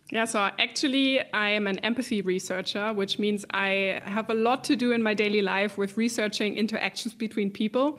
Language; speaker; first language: English; non-native, fluent; German